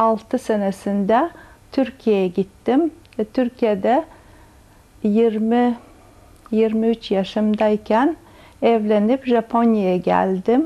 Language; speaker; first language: Turkish; early bilingual, heritage; Tatar